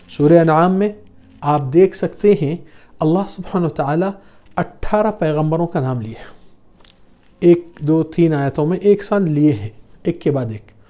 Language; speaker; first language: Urdu; non-native, fluent; Arabic